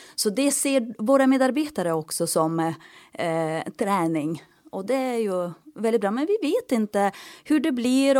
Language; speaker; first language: Swedish; non-native, fluent; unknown